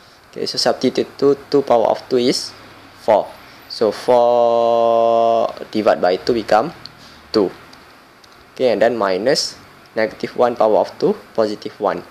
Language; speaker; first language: English; non-native, local second language; Malay